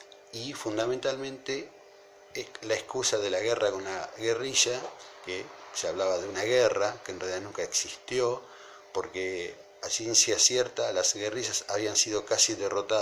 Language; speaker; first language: Spanish; native; Spanish